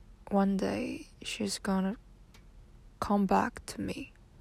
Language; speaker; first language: English; non-native, learner; Chinese